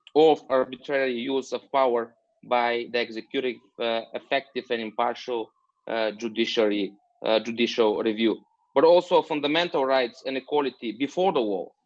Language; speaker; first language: English; non-native, fluent; Bulgarian